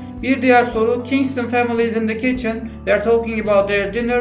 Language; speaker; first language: English; non-native, fluent; Turkish